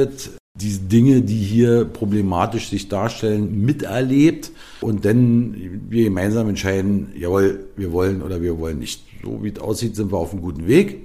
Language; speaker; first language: German; native; German